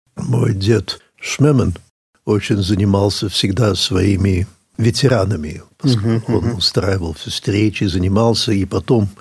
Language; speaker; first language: Russian; early bilingual, heritage; English